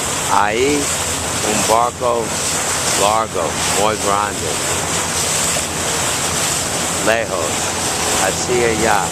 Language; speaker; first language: Spanish; non-native, learner; English